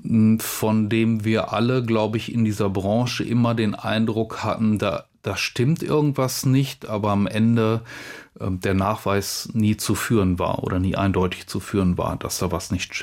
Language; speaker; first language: German; native; German